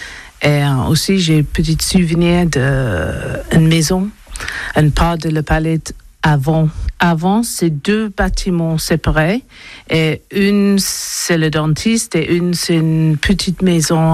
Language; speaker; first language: French; non-native, learner; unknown